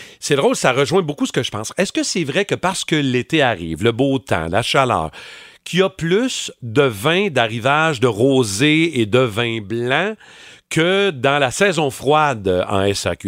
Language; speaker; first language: French; native; French